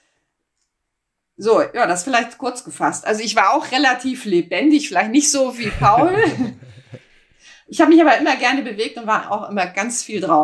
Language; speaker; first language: German; native; German